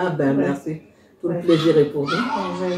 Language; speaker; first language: French; non-native, local second language; Wolof